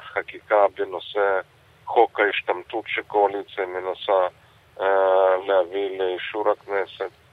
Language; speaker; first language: Hebrew; non-native, fluent; Russian